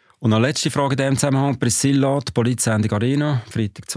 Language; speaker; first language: German; native; German